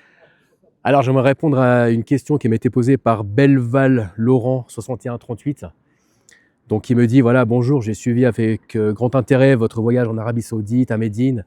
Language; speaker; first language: French; native; French